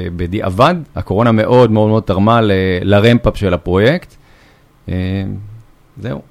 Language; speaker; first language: Hebrew; native; Hebrew